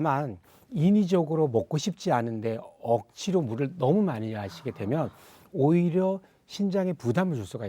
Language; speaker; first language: Korean; native; Korean